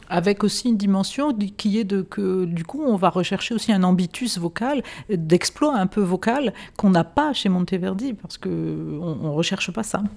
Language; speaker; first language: French; native; French